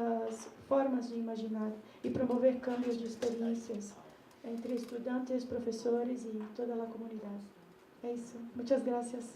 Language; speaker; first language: Spanish; non-native, learner; Portuguese